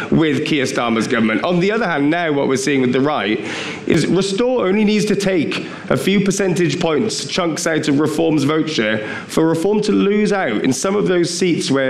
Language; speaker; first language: English; native; English